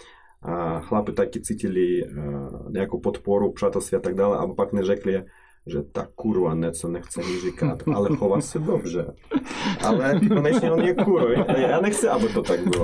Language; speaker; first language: Czech; non-native, learner; Russian